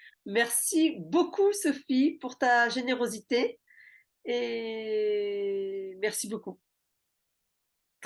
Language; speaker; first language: French; native; French